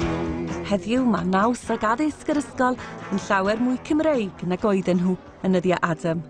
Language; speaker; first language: Welsh; native; Welsh